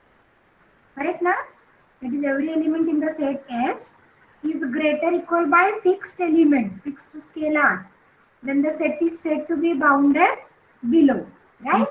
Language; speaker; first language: English; non-native, local second language; Marathi